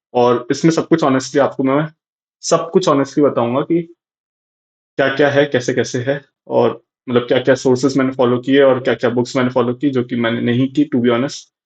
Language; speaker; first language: Hindi; native; Hindi